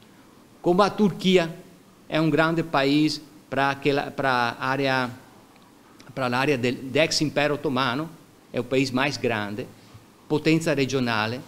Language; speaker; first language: Portuguese; non-native, fluent; Italian